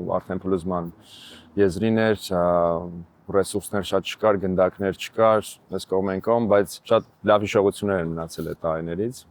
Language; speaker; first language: Armenian; native; Armenian